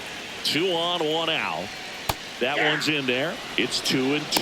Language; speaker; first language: English; native; English